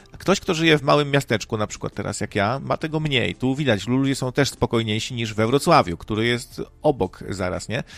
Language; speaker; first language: Polish; native; Polish